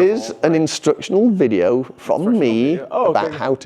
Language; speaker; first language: English; native; English